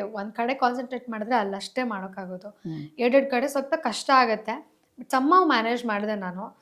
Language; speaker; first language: Kannada; non-native, local second language; Malayalam